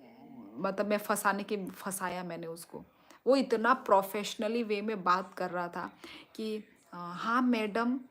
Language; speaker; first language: Hindi; non-native, local second language; Kok Borok